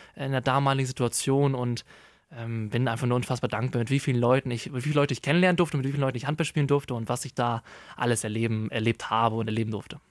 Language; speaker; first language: German; native; German